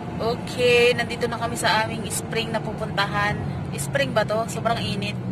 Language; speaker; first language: Filipino; native; Filipino